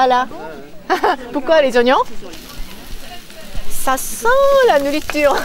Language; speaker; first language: French; non-native, learner; Korean